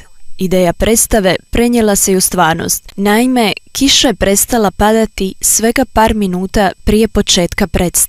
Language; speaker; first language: Croatian; native; Croatian